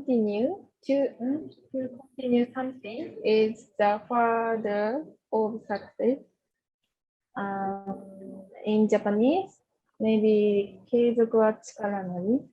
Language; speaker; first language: English; non-native, learner; Japanese